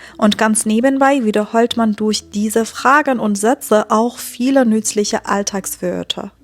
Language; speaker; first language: German; non-native, fluent; Persian